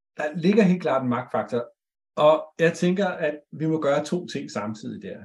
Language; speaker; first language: Danish; native; Danish